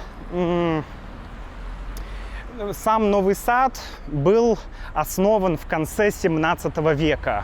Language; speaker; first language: Russian; native; Russian